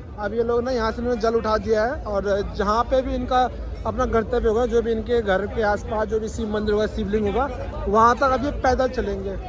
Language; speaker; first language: Hindi; native; Hindi